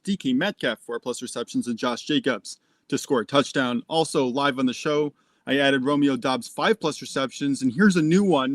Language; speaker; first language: English; native; English